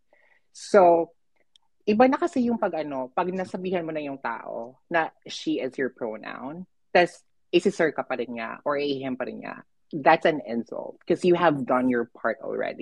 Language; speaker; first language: English; non-native, local second language; Filipino